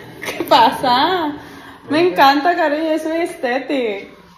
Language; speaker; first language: Spanish; non-native, learner; Filipino